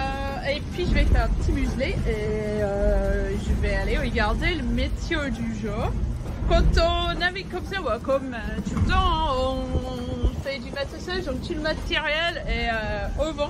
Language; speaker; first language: French; non-native, fluent; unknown